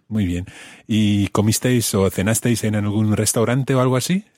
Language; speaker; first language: Spanish; non-native, fluent; English